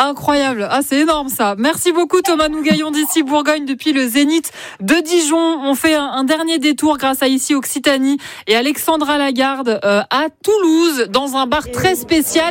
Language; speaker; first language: French; native; French